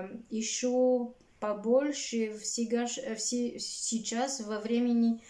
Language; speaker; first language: Russian; non-native, learner; Bulgarian